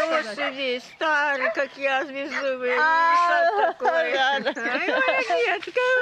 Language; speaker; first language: Russian; native; Russian